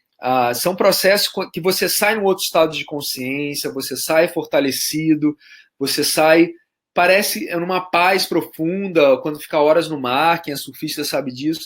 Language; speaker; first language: Portuguese; native; Portuguese